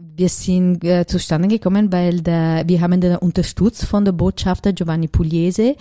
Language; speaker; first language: German; non-native, fluent; Italian